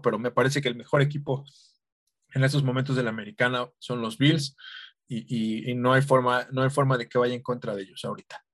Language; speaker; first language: Spanish; native; Spanish